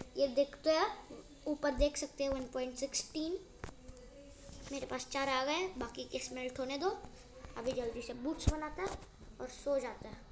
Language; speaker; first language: Hindi; non-native, local second language; Marathi